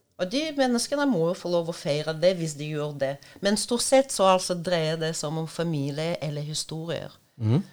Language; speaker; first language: Norwegian; non-native, fluent; Russian